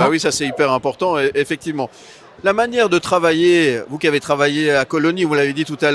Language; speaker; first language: French; native; French